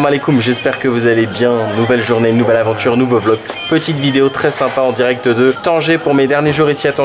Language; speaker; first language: French; native; French